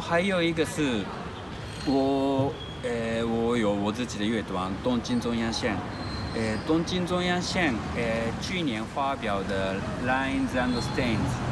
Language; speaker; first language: Chinese; non-native, learner; Japanese